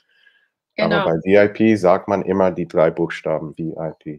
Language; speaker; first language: German; non-native, fluent; English